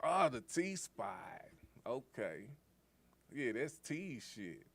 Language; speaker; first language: English; native; English